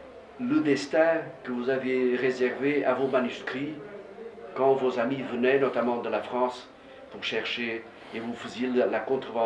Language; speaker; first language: French; non-native, fluent; Portuguese